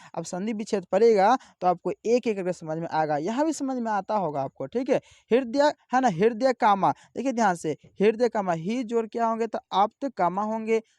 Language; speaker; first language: Hindi; native; Hindi